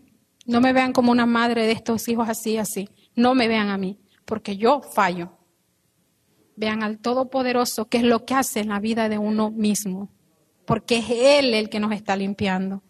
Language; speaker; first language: Spanish; native; Spanish